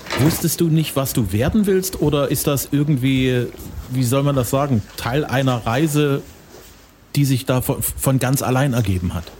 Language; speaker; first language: German; native; German